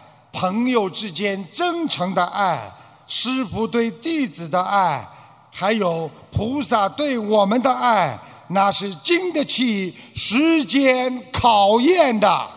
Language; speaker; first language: Chinese; native; Chinese